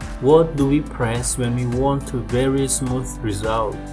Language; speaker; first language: English; non-native, fluent; Indonesian